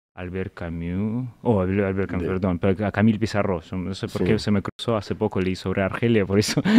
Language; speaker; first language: Spanish; non-native, fluent; Russian